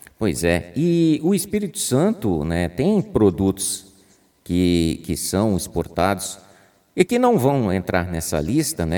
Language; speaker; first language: Portuguese; native; Portuguese